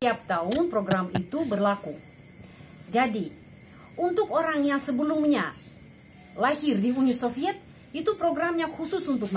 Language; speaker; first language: Indonesian; non-native, fluent; Russian